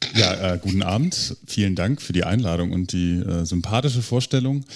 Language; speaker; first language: German; native; German